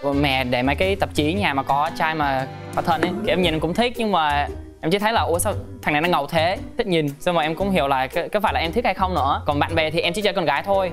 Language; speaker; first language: Vietnamese; early bilingual, heritage; Vietnamese